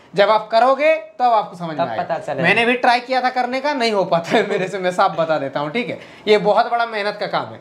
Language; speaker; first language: Hindi; native; Hindi